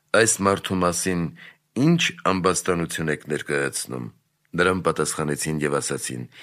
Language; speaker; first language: Armenian; native; Armenian